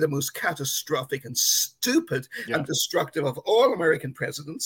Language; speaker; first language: English; native; English